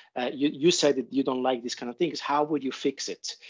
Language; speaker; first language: English; non-native, fluent; Italian